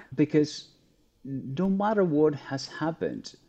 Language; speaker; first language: English; non-native, fluent; Spanish